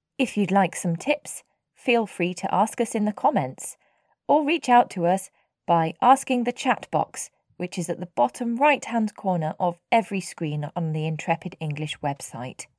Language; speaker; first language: English; native; English